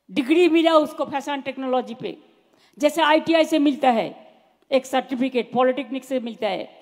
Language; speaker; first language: Hindi; non-native, local second language; Bangla